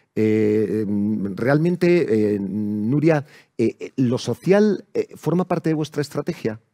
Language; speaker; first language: Spanish; native; Spanish